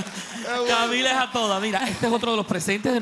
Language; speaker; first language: Spanish; native; Spanish